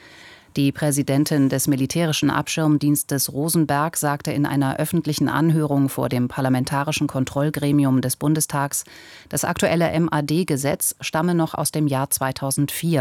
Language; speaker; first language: German; native; German